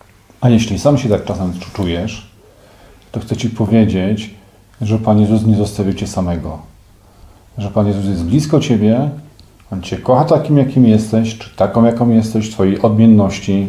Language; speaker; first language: Polish; native; Polish